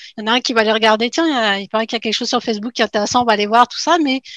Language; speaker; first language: French; native; French